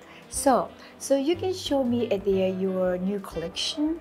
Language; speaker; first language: English; non-native, learner; Japanese